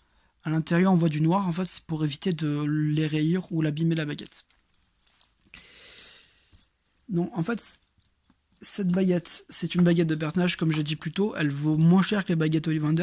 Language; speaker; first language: French; native; French